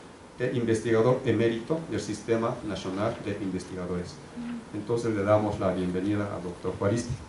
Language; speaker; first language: Spanish; native; Spanish